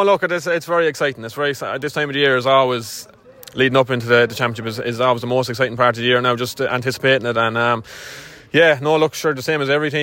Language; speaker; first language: English; native; English